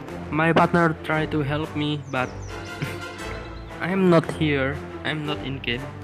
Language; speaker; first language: English; non-native, learner; Indonesian